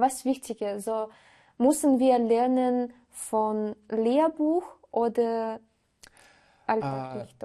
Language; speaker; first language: German; non-native, learner; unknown